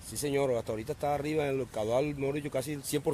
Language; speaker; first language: Spanish; native; Spanish